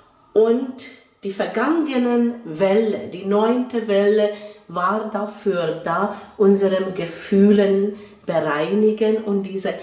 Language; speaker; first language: German; non-native, fluent; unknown